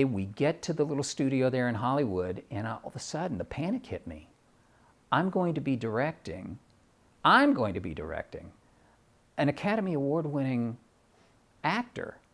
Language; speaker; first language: English; native; English